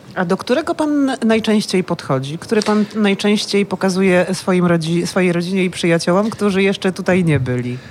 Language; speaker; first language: Polish; native; Polish